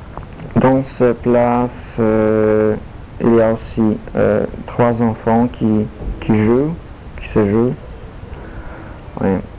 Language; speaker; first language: French; non-native, learner; Polish